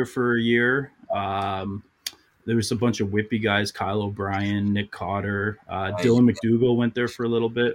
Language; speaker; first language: English; native; English